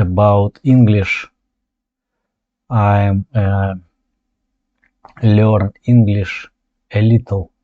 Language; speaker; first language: English; non-native, learner; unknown